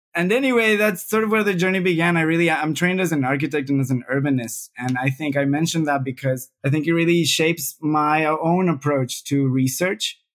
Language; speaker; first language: English; non-native, fluent; Spanish